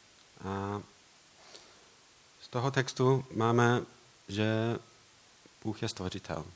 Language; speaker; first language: Czech; non-native, learner; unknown